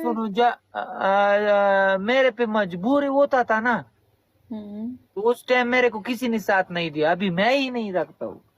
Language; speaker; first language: Hindi; non-native, fluent; Pashto